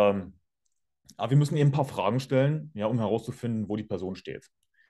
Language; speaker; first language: German; native; German